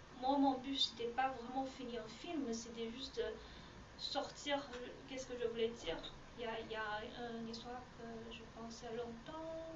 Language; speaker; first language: French; non-native, learner; Chinese